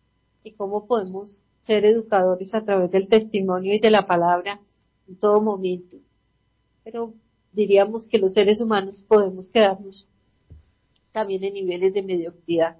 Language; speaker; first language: Spanish; native; Spanish